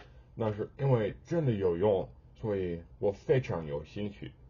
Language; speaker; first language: Chinese; non-native, learner; English